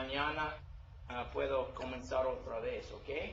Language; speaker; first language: Spanish; non-native, learner; English